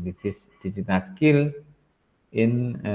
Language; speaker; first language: English; non-native, learner; Indonesian